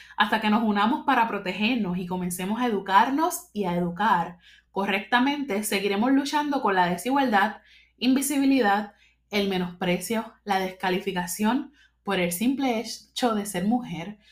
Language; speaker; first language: Spanish; native; Spanish